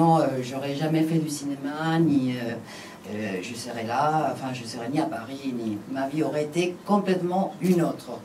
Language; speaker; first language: French; non-native, fluent; Spanish